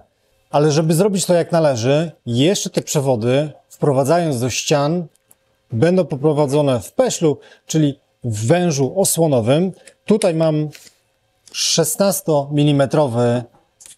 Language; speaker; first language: Polish; native; Polish